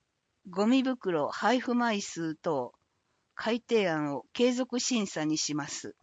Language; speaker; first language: Japanese; native; Japanese